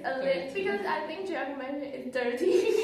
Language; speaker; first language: English; non-native, learner; Chinese